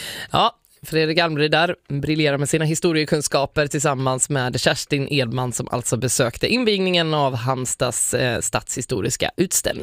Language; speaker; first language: Swedish; native; Swedish